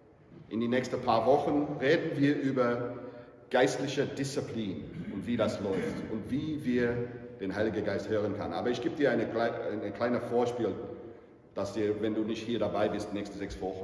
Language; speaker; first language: German; non-native, fluent; English